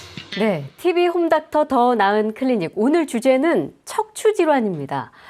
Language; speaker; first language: Korean; native; Korean